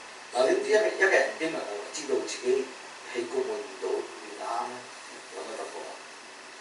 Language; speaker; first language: Cantonese; early bilingual, heritage; Cantonese